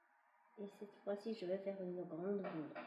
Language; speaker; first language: French; non-native, fluent; Chinese